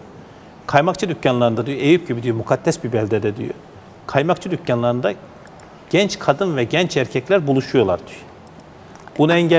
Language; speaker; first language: Turkish; native; Turkish